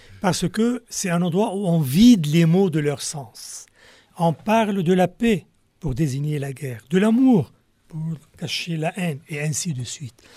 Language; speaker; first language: French; non-native, local second language; Arabic